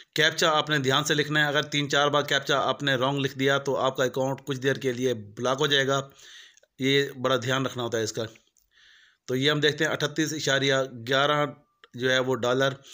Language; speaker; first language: Urdu; non-native, local second language; Punjabi